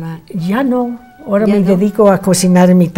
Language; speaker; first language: Spanish; non-native, fluent; English